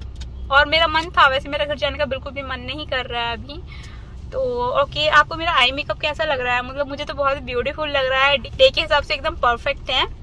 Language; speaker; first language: Hindi; native; Hindi